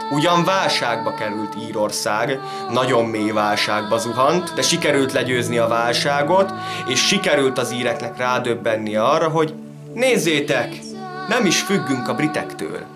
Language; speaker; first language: Hungarian; native; Hungarian